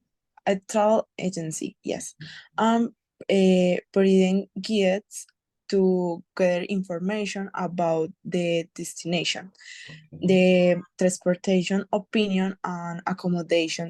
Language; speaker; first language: English; non-native, learner; Spanish